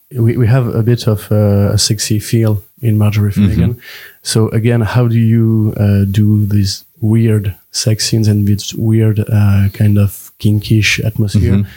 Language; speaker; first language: English; non-native, fluent; French